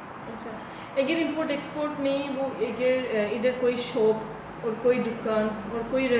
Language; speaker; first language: Hindi; non-native, learner; Turkish